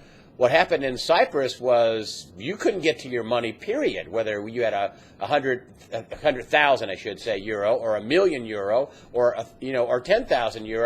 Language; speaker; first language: English; native; English